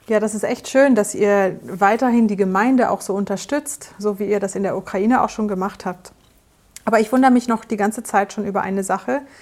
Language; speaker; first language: German; native; German